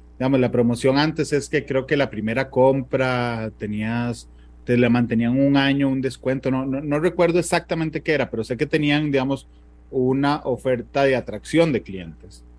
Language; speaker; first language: Spanish; native; Spanish